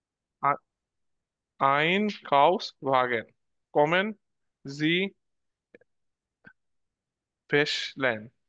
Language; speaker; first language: German; non-native, learner; Bangla